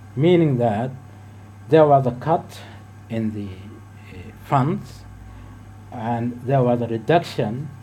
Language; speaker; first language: English; non-native, fluent; Arabic